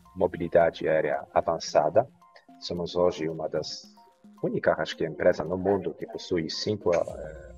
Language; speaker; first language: Portuguese; non-native, fluent; Polish